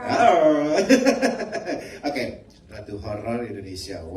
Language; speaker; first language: Indonesian; native; Indonesian